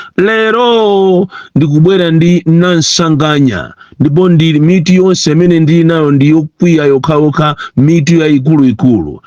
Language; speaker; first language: Nyanja; non-native, local second language; Tumbuka